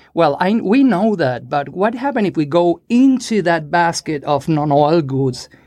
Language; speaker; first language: English; non-native, fluent; Spanish